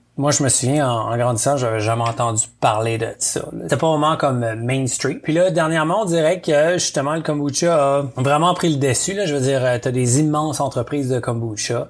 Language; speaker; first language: French; native; French